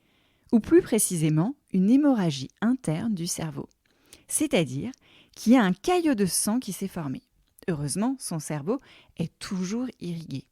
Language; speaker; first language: French; native; French